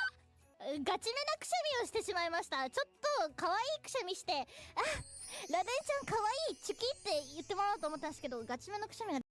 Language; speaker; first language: Japanese; native; Japanese